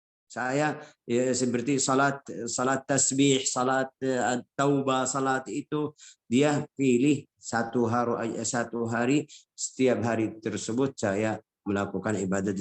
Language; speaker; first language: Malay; non-native, fluent; Arabic